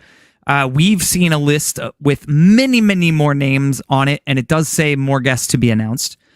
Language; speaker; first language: English; native; English